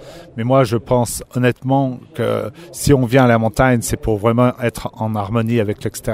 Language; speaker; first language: French; native; French